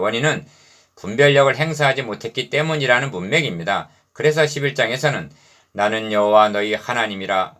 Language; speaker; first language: Korean; native; Korean